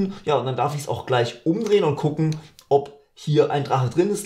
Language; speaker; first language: German; native; German